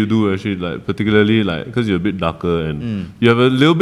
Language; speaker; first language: English; non-native, local second language; Chinese